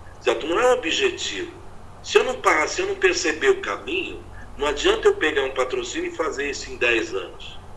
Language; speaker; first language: Portuguese; native; Portuguese